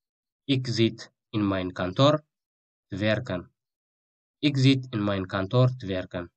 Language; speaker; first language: Dutch; non-native, fluent; Tigrinya